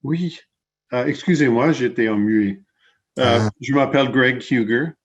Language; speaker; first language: French; non-native, fluent; English